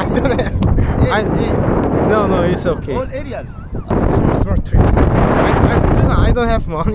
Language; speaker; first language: English; non-native, learner; Korean